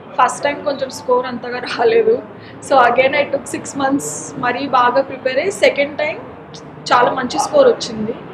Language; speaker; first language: Telugu; non-native, local second language; Marathi